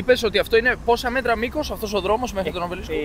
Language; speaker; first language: Greek; native; Greek